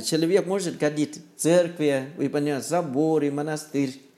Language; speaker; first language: Russian; non-native, learner; Thai